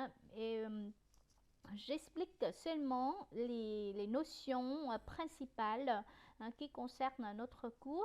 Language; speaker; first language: French; non-native, fluent; Vietnamese